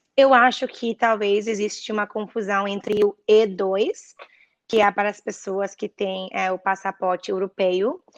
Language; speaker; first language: Portuguese; early bilingual, heritage; Portuguese